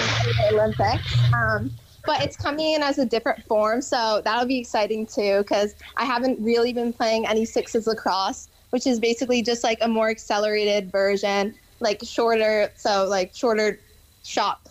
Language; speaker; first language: English; native; English